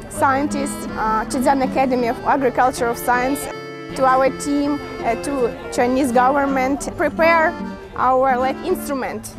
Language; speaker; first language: English; non-native, learner; Ukrainian